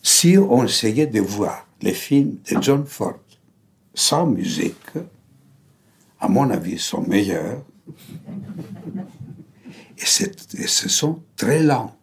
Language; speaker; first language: French; non-native, fluent; Greek